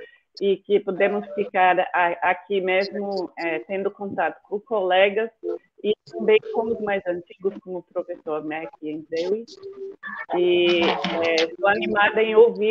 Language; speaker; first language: Portuguese; non-native, fluent; English